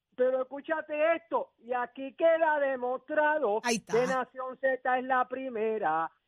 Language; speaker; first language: Spanish; native; Spanish